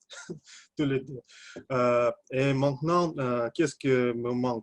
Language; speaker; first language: French; non-native, fluent; Russian